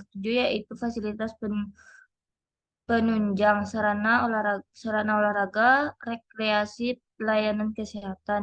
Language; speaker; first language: Indonesian; native; Indonesian